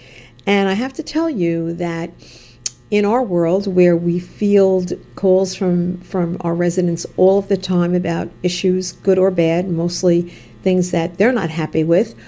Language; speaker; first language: English; native; English